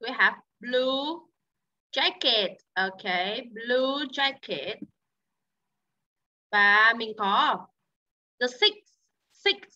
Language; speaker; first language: English; non-native, learner; Vietnamese